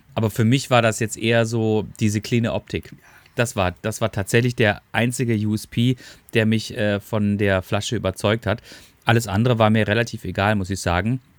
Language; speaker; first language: German; native; German